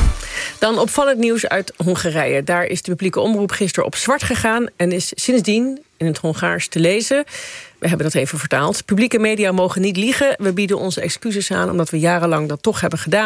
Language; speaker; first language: Dutch; native; Dutch